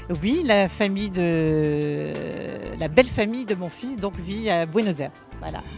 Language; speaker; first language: French; native; French